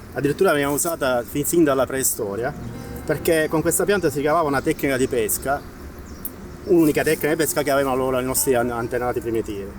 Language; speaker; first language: Italian; native; Italian